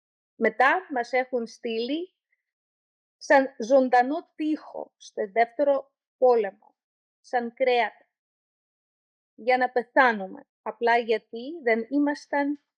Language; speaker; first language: Greek; non-native, learner; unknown